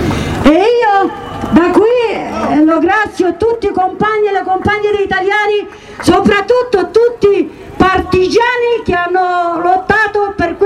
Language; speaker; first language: Italian; non-native, learner; Kurdish